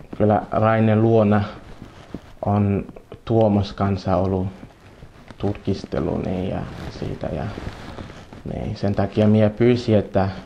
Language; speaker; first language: Finnish; non-native, learner; English